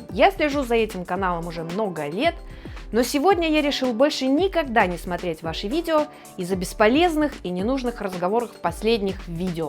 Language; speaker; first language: Russian; native; Russian